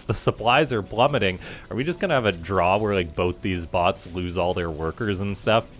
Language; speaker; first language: English; native; English